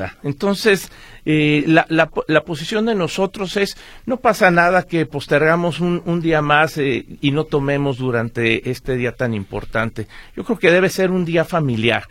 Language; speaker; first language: Spanish; native; Spanish